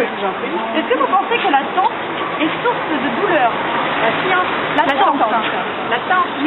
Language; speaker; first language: French; native; French